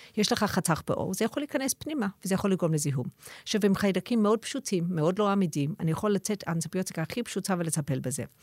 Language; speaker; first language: Hebrew; non-native, fluent; English